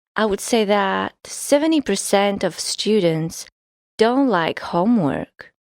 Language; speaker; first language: English; non-native, fluent; Polish